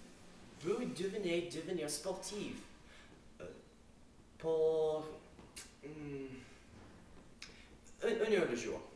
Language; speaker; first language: French; non-native, learner; English